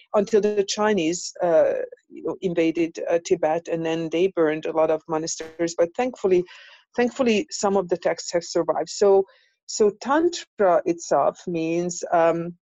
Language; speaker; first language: English; non-native, fluent; Hungarian